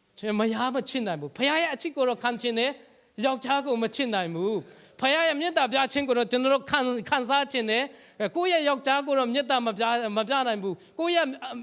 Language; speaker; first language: Burmese; non-native, local second language; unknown